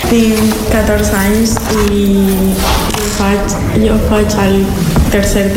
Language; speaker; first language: Catalan; non-native, learner; Spanish